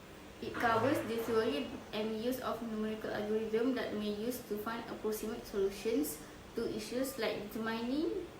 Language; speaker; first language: English; non-native, local second language; Malay